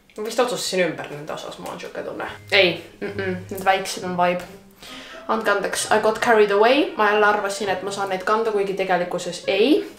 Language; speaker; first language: Estonian; native; Estonian